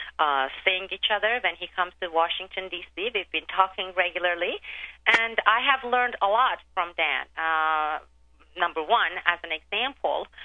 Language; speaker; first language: English; non-native, fluent; Turkish